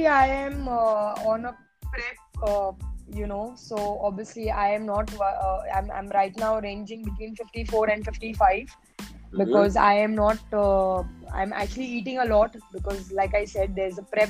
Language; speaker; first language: English; non-native, local second language; Hindi